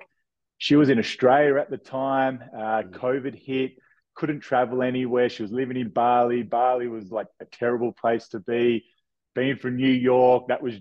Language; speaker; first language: English; native; English